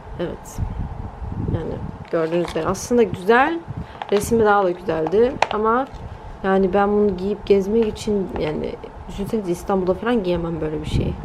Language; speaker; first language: Turkish; early bilingual, heritage; Turkish